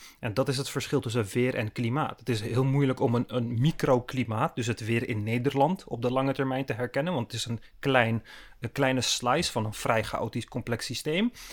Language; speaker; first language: Dutch; early bilingual, other home language; Turkish